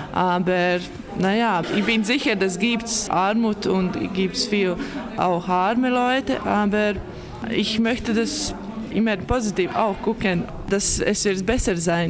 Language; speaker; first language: German; non-native, learner; Latvian